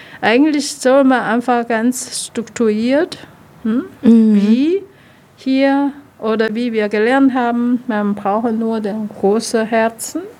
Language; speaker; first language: German; non-native, learner; Chinese